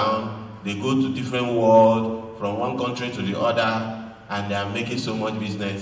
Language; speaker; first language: English; non-native, local second language; Igbo